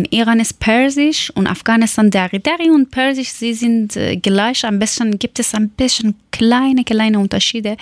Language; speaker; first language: German; non-native, fluent; Persian